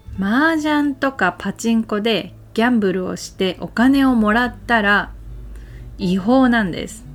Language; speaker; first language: Japanese; native; Japanese